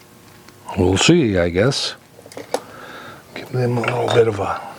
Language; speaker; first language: English; native; English